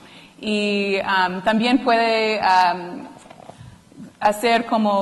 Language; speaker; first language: Spanish; non-native, fluent; English